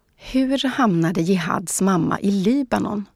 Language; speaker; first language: Swedish; native; Swedish